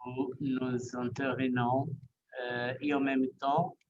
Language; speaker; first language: French; non-native, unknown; Portuguese